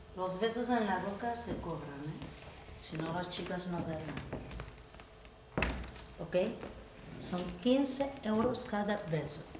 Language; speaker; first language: Spanish; native; Spanish